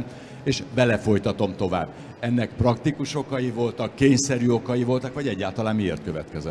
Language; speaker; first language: Hungarian; native; Hungarian